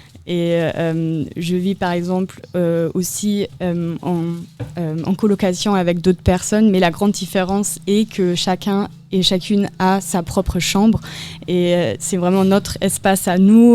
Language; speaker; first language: French; non-native, fluent; German